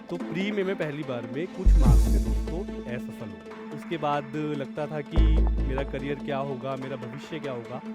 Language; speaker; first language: Hindi; native; Hindi